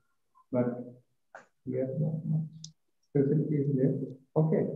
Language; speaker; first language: English; non-native, learner; Malayalam